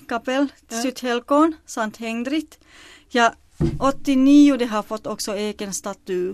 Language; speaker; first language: Swedish; non-native, local second language; Finnish